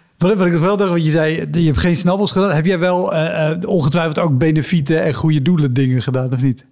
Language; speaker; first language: Dutch; native; Dutch